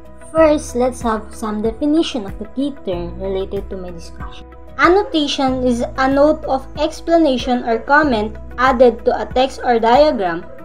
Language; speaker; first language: English; non-native, local second language; Filipino